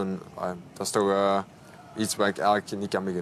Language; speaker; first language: Dutch; native; Dutch